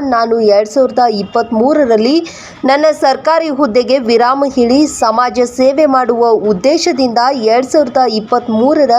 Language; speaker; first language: Kannada; native; Kannada